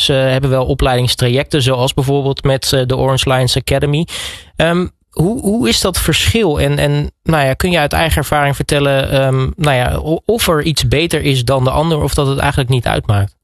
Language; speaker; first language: Dutch; native; Dutch